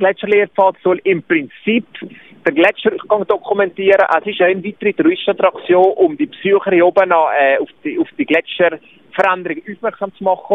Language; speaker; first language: German; native; German